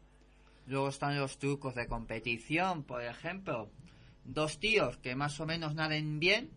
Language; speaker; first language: Spanish; native; Spanish